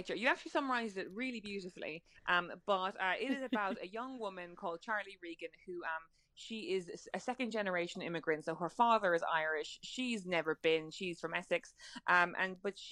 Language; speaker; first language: English; native; English